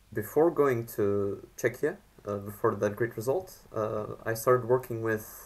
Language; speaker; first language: English; non-native, fluent; Macedonian